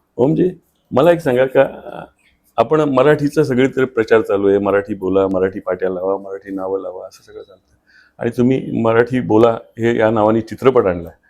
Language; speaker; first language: Marathi; native; Marathi